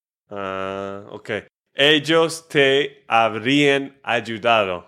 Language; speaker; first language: Spanish; non-native, learner; English